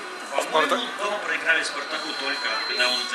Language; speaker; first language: Russian; native; Russian